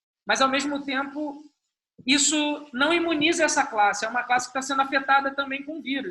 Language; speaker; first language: Portuguese; native; Portuguese